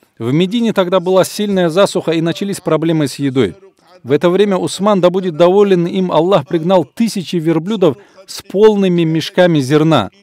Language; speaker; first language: Russian; non-native, local second language; Avaric